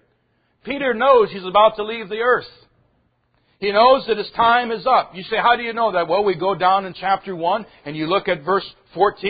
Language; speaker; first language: English; native; English